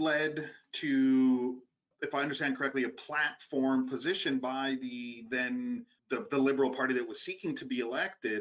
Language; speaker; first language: English; native; English